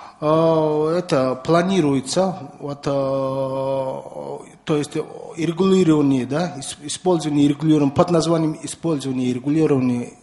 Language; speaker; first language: Russian; non-native, learner; Mongolian